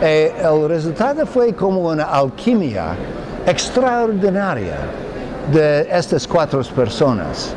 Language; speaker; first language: Spanish; non-native, fluent; English